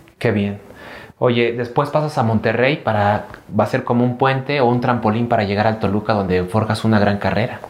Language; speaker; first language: Spanish; native; Spanish